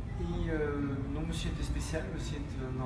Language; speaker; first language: Portuguese; non-native, learner; Spanish